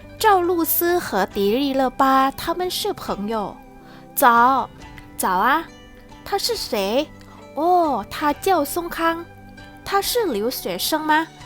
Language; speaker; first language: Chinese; non-native, fluent; Thai